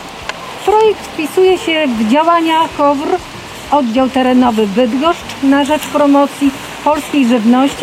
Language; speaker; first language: Polish; native; Polish